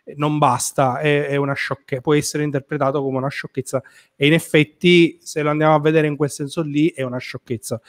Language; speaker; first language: Italian; native; Italian